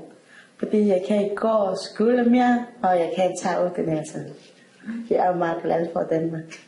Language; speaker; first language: Danish; non-native, learner; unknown